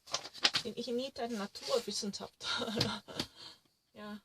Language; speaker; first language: German; non-native, learner; Korean